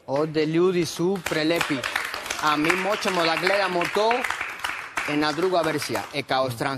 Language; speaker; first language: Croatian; non-native, learner; Spanish